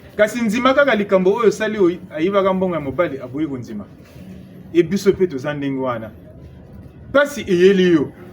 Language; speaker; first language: Lingala; non-native, local second language; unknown